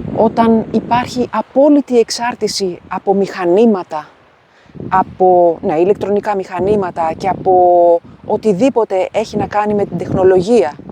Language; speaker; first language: Greek; native; Greek